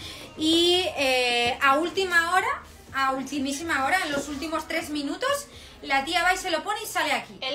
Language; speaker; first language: Spanish; native; Spanish